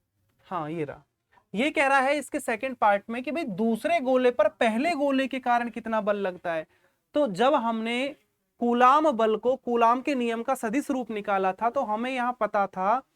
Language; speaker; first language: Hindi; native; Hindi